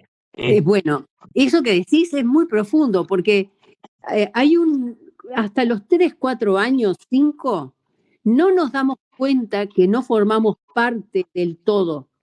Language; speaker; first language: Spanish; native; Spanish